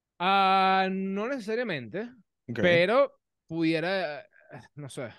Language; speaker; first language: Spanish; native; Spanish